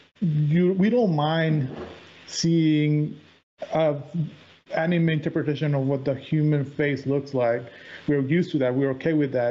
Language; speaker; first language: English; native; English